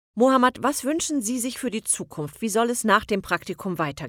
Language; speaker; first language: German; native; German